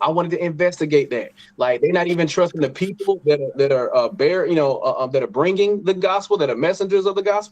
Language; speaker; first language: English; native; English